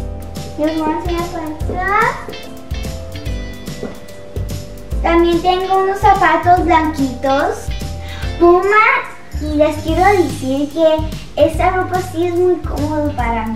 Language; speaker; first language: Spanish; early bilingual, other home language; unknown